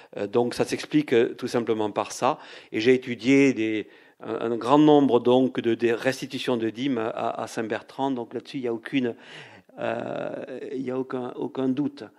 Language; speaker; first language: French; native; French